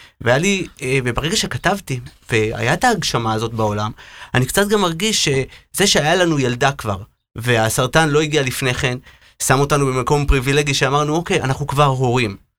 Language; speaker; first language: Hebrew; native; Hebrew